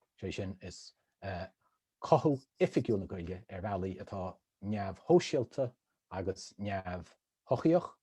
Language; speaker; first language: Irish; native; Irish